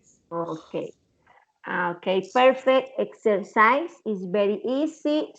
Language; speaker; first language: English; non-native, learner; Spanish